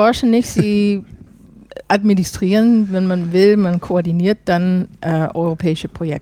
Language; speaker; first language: German; non-native, fluent; English